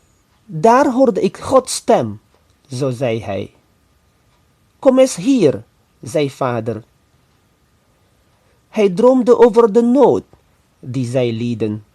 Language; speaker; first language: Dutch; non-native, fluent; Indonesian